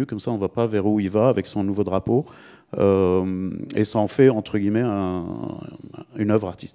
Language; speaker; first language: French; native; French